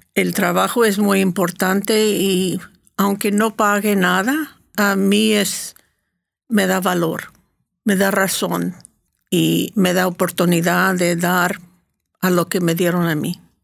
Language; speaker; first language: Spanish; early bilingual, heritage; Spanish